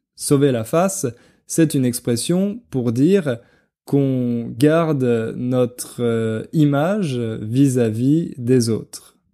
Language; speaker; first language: French; native; French